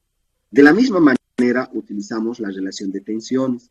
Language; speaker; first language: Spanish; native; Spanish